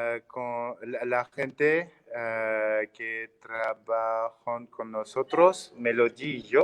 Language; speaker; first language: Spanish; non-native, learner; French